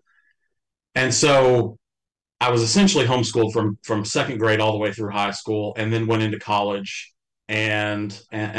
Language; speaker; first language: English; native; English